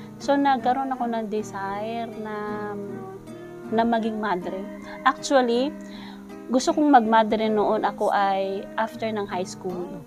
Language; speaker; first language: Filipino; native; Filipino